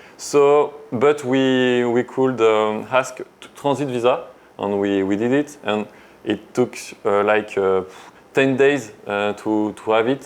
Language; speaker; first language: English; non-native, learner; French